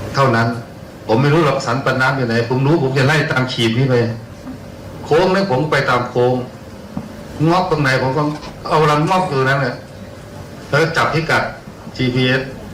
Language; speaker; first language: Thai; native; Thai